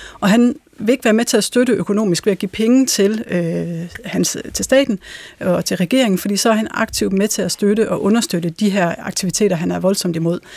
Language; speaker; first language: Danish; native; Danish